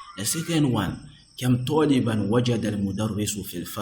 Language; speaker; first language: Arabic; non-native, fluent; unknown